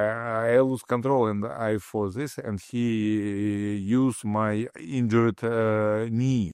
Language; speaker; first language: English; non-native, learner; Russian